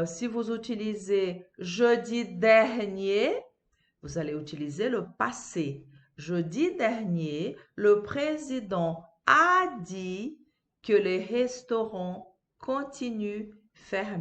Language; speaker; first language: French; non-native, fluent; Portuguese